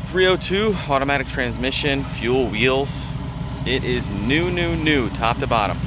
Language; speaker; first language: English; native; English